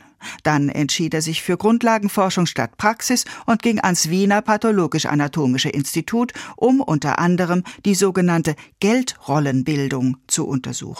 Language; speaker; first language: German; native; German